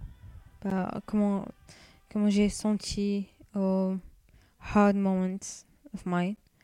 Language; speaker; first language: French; non-native, learner; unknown